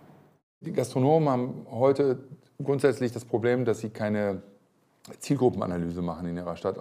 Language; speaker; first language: German; native; German